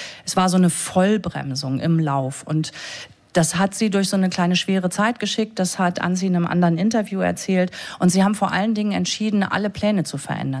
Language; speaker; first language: German; native; German